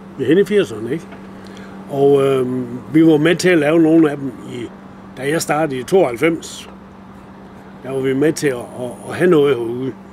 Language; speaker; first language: Danish; native; Danish